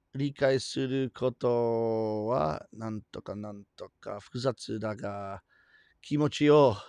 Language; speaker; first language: Japanese; non-native, fluent; English